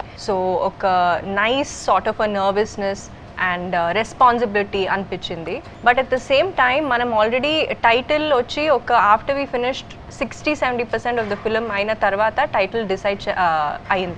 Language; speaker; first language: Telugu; early bilingual, heritage; Kannada